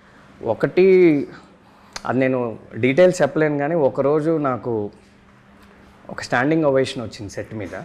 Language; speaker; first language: Telugu; native; Telugu